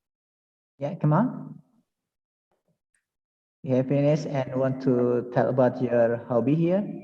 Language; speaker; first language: English; non-native, fluent; Indonesian